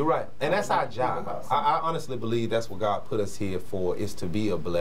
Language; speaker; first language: English; native; English